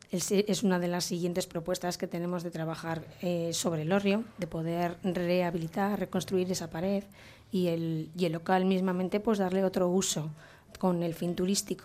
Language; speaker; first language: Spanish; native; Spanish